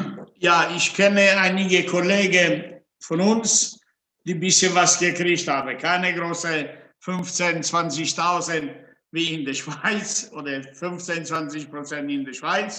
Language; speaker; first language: German; non-native, fluent; Italian